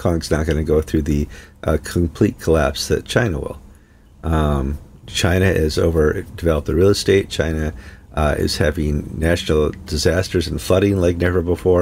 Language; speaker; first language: English; native; English